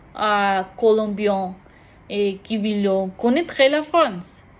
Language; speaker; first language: French; non-native, learner; Spanish